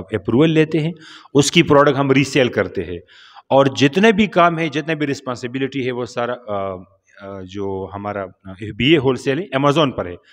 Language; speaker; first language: Urdu; non-native, local second language; Pashto